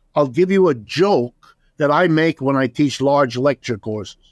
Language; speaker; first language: English; early bilingual, other home language; German